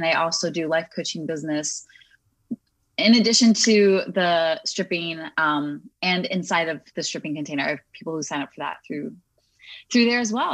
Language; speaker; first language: English; native; English